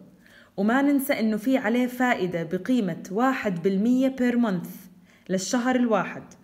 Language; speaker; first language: Arabic; native; Arabic